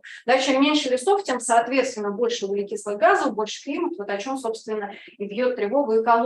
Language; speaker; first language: Russian; native; Russian